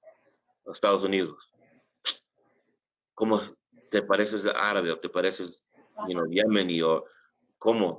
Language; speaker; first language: Spanish; early bilingual, heritage; English